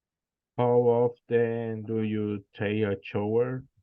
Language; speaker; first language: English; non-native, learner; Spanish